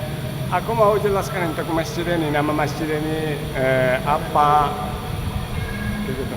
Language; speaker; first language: Indonesian; non-native, fluent; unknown